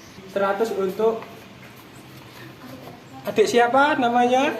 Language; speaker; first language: Indonesian; native; Indonesian